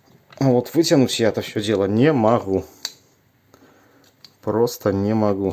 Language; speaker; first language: Russian; native; Russian